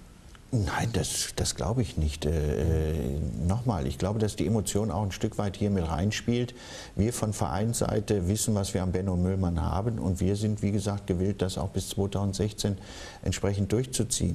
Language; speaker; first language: German; native; German